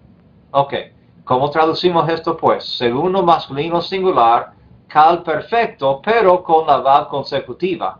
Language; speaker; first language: Spanish; non-native, fluent; English